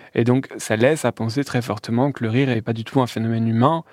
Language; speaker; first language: French; native; French